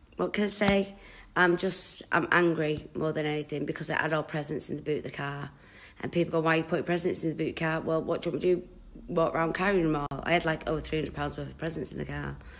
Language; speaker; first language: English; native; English